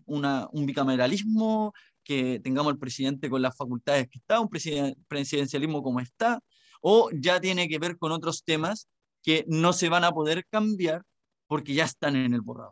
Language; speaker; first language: Spanish; native; Spanish